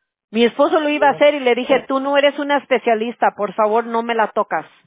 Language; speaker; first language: Spanish; early bilingual, heritage; Spanish